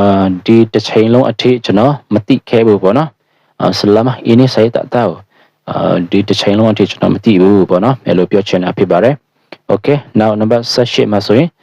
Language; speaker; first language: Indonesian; non-native, fluent; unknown